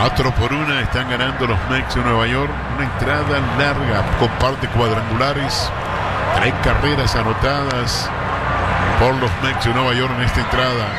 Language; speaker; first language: Spanish; native; Spanish